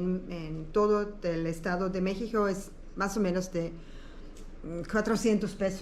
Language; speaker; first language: Spanish; non-native, learner; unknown